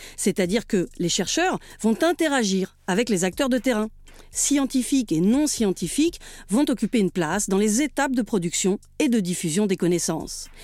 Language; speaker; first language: French; native; French